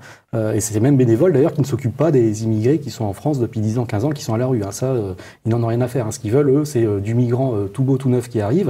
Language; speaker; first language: French; native; French